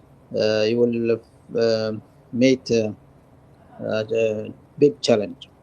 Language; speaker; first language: English; non-native, learner; Arabic